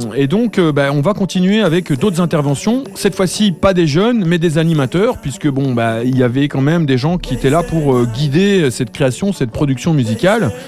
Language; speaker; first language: French; native; French